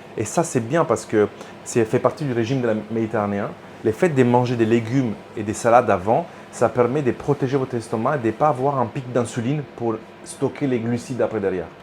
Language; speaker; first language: French; non-native, fluent; Italian